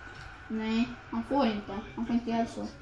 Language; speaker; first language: Swedish; early bilingual, other home language; Kurdish